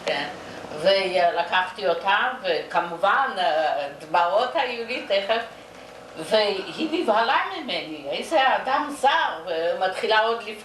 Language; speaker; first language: Hebrew; non-native, fluent; Yiddish